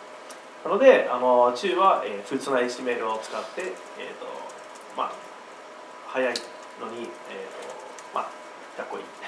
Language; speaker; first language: Japanese; non-native, learner; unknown